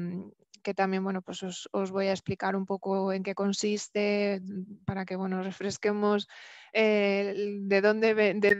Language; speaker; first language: Spanish; native; Spanish